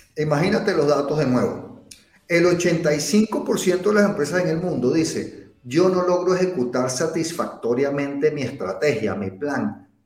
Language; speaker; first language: Spanish; native; Spanish